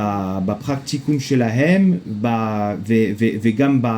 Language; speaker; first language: Hebrew; non-native, fluent; French